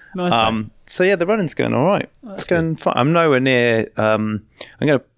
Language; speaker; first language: English; native; English